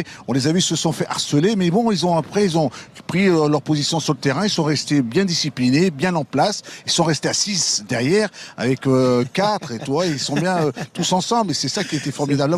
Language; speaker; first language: French; native; French